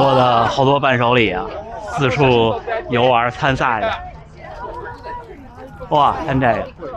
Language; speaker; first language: Chinese; native; Chinese